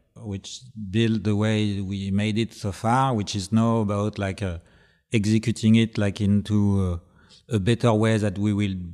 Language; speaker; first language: English; non-native, learner; French